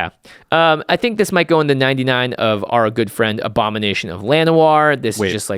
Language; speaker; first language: English; native; English